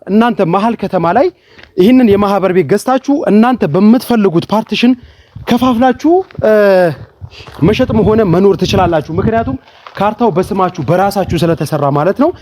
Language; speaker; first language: Amharic; native; Amharic